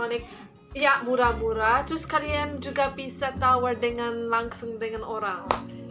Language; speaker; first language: Indonesian; non-native, fluent; English